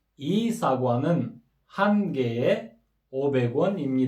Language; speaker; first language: Korean; non-native, fluent; Kyrgyz